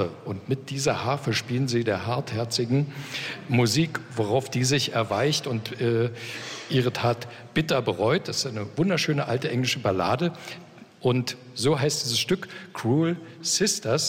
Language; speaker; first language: German; native; German